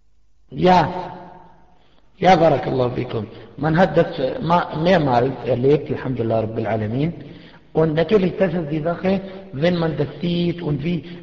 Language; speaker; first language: German; non-native, fluent; Arabic